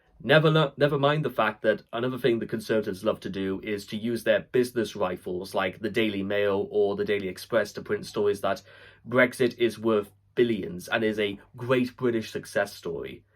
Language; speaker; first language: English; native; English